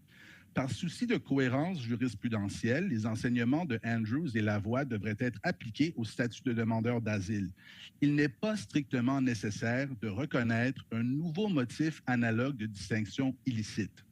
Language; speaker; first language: French; native; French